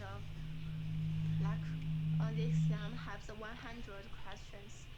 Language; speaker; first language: English; non-native, learner; Chinese